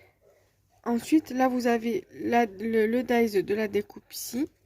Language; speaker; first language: French; native; French